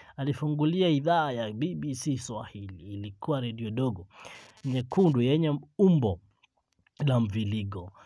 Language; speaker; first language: Swahili; non-native, local second language; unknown